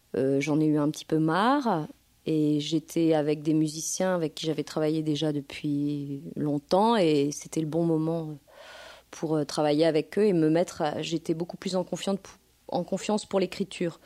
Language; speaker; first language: French; native; French